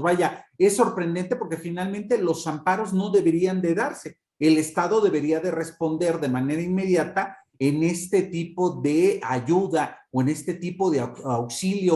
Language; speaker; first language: Spanish; native; Spanish